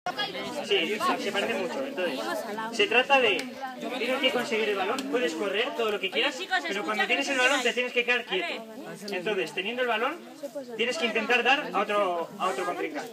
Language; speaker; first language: Spanish; native; Spanish